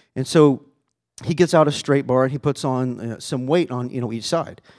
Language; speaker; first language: English; native; English